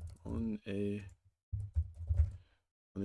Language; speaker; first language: French; non-native, learner; Russian